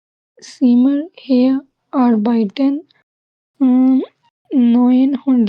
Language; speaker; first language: German; non-native, learner; Urdu